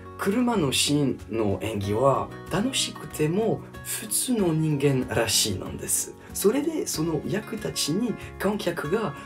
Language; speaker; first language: Japanese; non-native, learner; French